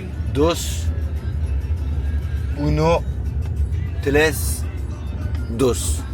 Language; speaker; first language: Spanish; non-native, learner; French